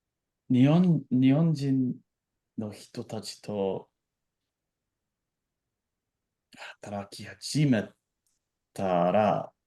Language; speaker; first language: Japanese; non-native, learner; English